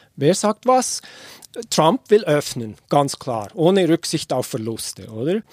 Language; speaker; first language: German; native; German